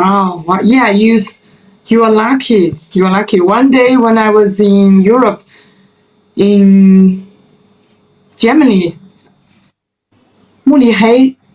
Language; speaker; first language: English; non-native, fluent; Chinese